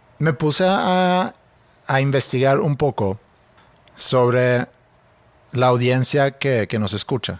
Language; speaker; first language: Spanish; non-native, fluent; Swedish